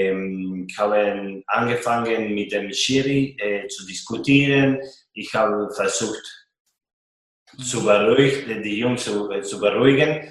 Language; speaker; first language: German; non-native, fluent; Spanish